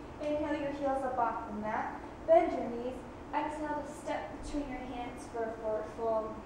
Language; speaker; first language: English; native; English